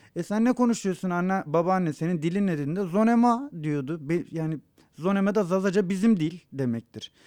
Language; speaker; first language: Turkish; non-native, local second language; Zaza